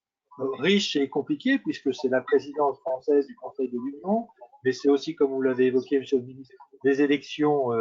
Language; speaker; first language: French; native; French